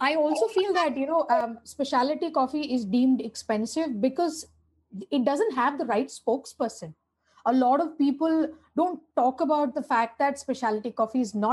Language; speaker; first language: English; non-native, local second language; Tamil